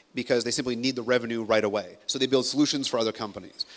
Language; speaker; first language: English; native; English